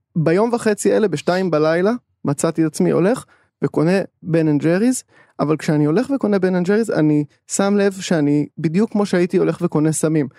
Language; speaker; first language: Hebrew; native; Hebrew